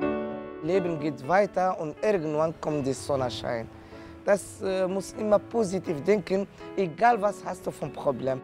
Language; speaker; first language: German; non-native, learner; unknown